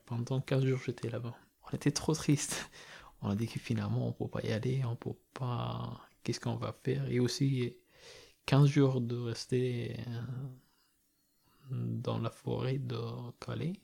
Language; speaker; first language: French; non-native, learner; Persian